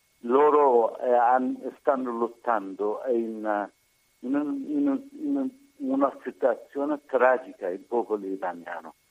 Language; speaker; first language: Italian; non-native, learner; Persian